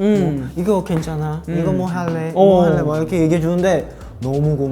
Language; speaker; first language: Korean; native; Korean